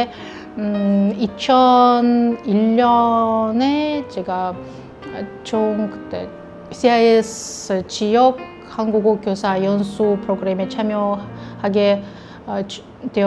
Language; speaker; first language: Korean; non-native, fluent; Russian